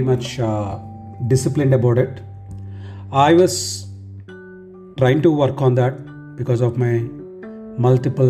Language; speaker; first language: English; non-native, local second language; Telugu